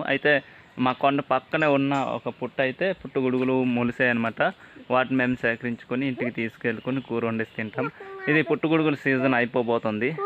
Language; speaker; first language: Telugu; non-native, local second language; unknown